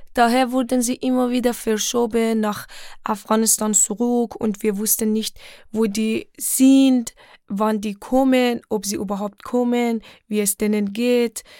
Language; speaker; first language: German; non-native, fluent; Persian